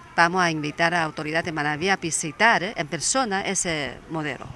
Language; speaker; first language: Spanish; non-native, fluent; Chinese